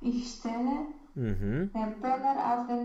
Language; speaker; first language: German; non-native, learner; Romanian